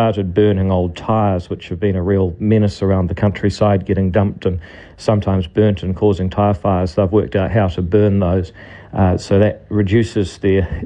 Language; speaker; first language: English; native; English